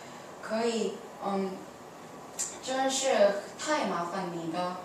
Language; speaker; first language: Chinese; non-native, learner; English